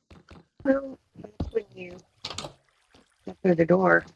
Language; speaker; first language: English; native; English